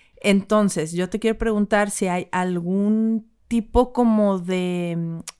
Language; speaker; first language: Spanish; native; Spanish